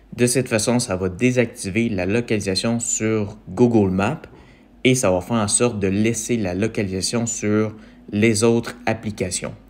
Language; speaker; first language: French; native; French